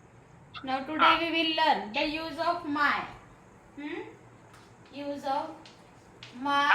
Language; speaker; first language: English; non-native, local second language; Marathi